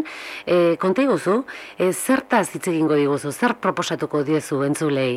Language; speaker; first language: Basque; native; Basque